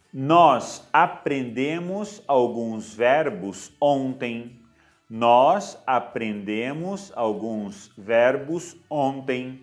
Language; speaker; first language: Portuguese; non-native, fluent; Arabic